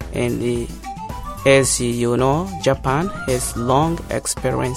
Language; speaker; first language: English; non-native, local second language; Portuguese